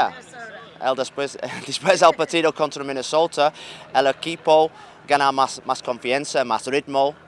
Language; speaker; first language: Spanish; non-native, learner; English